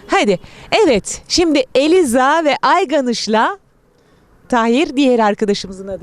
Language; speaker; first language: Turkish; native; Turkish